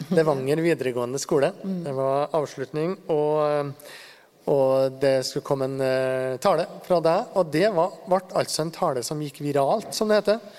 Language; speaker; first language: Norwegian; native; Norwegian